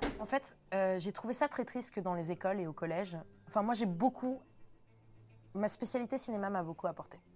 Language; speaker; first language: French; early bilingual, other home language; Spanish